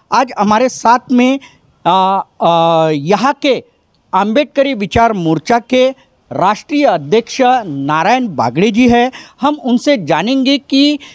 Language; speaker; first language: Hindi; non-native, local second language; Marathi